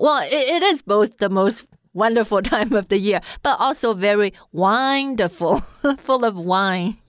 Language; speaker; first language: English; non-native, fluent; Chinese